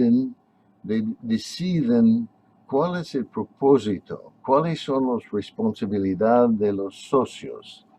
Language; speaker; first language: Spanish; non-native, fluent; English